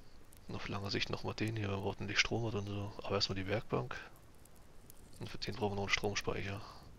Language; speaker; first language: German; native; German